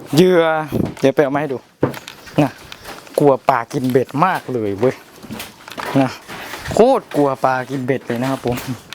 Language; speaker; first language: Thai; native; Thai